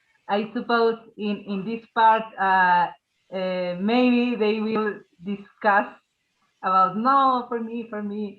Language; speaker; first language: English; non-native, learner; Spanish